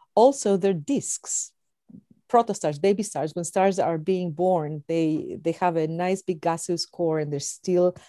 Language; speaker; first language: English; non-native, fluent; Greek